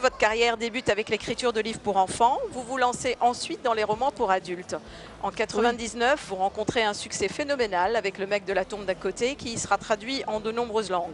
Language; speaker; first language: French; non-native, local second language; Arabic